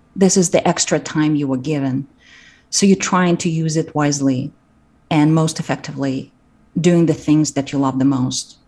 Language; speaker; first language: English; non-native, fluent; Russian